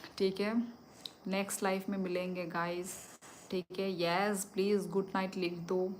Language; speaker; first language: Hindi; non-native, local second language; Kok Borok